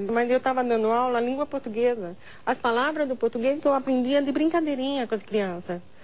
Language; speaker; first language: Portuguese; non-native, local second language; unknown